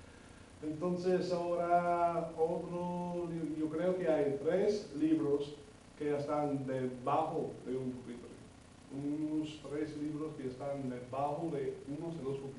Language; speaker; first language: Spanish; non-native, fluent; English